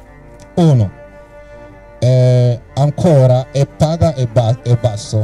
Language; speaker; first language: Italian; non-native, learner; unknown